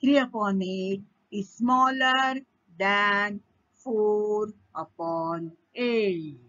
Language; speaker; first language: English; non-native, local second language; Marathi